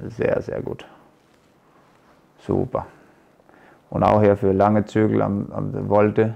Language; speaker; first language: German; non-native, fluent; Danish